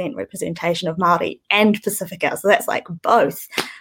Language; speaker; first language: English; native; English